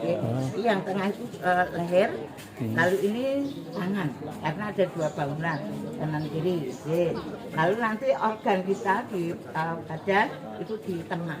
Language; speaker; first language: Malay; non-native, local second language; Javanese